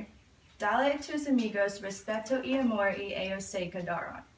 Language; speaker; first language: Spanish; non-native, learner; English